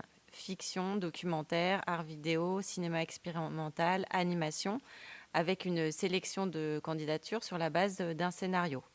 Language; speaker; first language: French; native; French